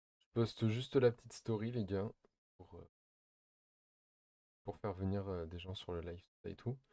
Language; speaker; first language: French; native; French